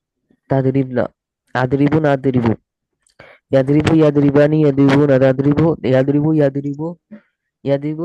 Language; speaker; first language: Arabic; non-native, learner; Bangla